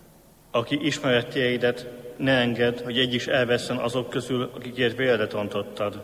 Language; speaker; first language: Hungarian; native; Hungarian